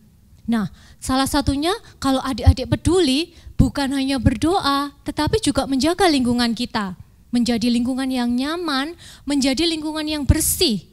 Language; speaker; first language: Indonesian; native; Indonesian